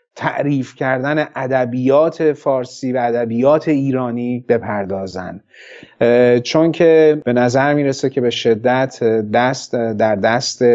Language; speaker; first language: Persian; non-native, local second language; Central Kurdish